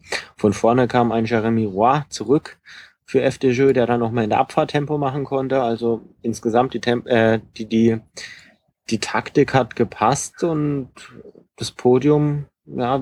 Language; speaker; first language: German; native; German